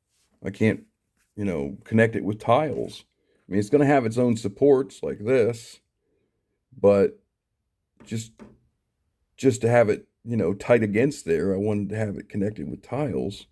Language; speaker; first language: English; native; English